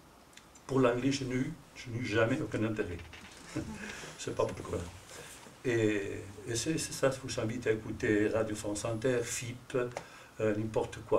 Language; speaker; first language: French; non-native, fluent; Spanish